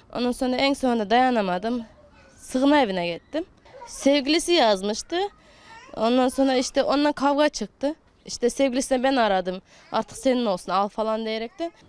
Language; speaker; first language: Turkish; non-native, fluent; Kyrgyz